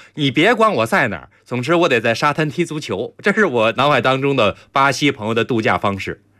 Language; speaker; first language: Chinese; native; Chinese